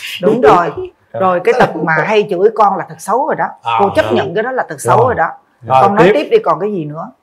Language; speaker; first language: Vietnamese; native; Vietnamese